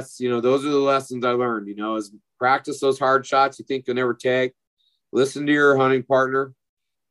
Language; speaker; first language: English; native; English